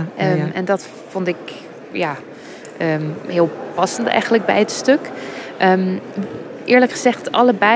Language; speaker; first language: Dutch; non-native, fluent; English